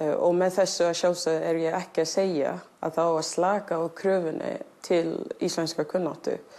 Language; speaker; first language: Icelandic; non-native, fluent; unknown